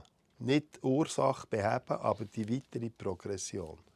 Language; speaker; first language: German; native; German